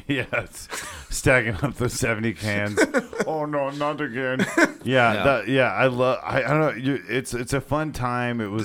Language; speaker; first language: English; native; English